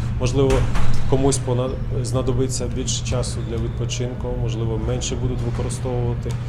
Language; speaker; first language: Ukrainian; non-native, local second language; Russian